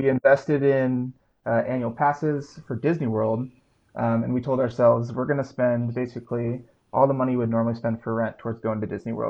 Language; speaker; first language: English; native; English